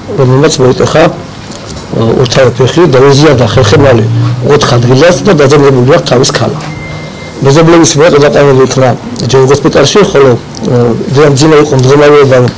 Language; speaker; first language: Georgian; non-native, local second language; Azerbaijani